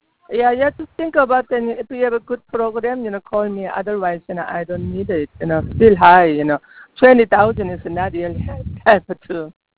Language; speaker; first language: English; non-native, learner; Korean